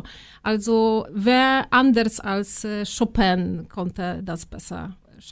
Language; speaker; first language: German; non-native, fluent; Polish